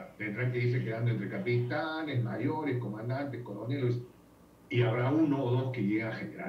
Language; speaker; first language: Spanish; native; Spanish